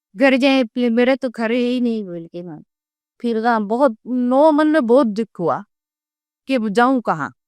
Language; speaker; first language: Hindi; non-native, local second language; Gondi